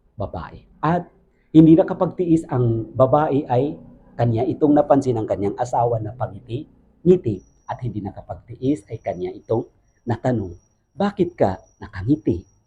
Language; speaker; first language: Filipino; non-native, local second language; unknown